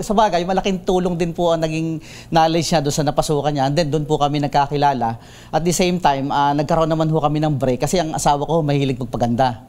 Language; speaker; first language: Filipino; native; Filipino